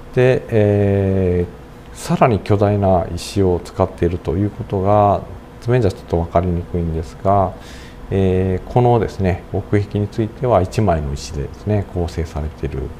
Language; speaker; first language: Japanese; native; Japanese